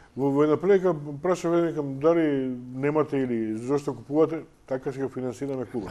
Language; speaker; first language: Macedonian; native; Macedonian